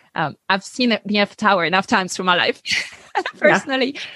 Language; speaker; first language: English; non-native, fluent; French